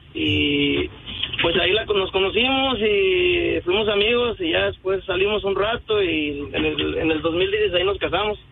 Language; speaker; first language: Spanish; native; Spanish